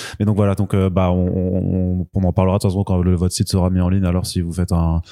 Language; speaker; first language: French; native; French